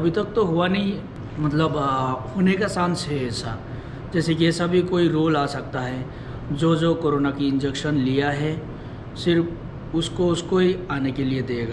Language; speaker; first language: Hindi; non-native, local second language; Bangla